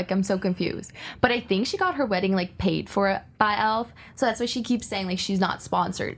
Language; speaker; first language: English; native; English